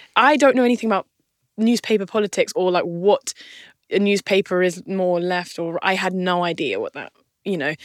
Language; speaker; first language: English; native; English